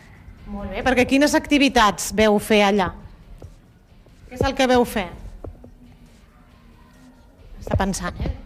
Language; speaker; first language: Catalan; native; Catalan